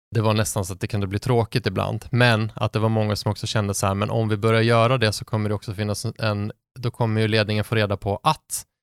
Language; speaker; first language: Swedish; native; Swedish